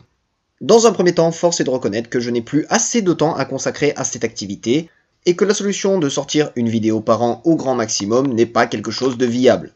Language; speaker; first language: French; native; French